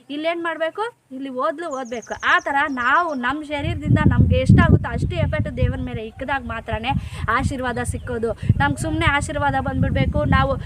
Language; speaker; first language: Kannada; non-native, local second language; Telugu